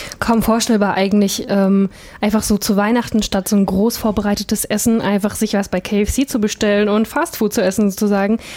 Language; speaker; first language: German; early bilingual, other home language; Russian